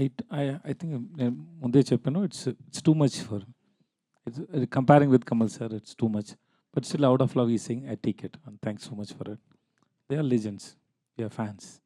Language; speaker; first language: Telugu; non-native, learner; Tamil